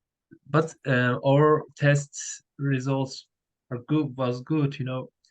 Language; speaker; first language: English; non-native, learner; Turkish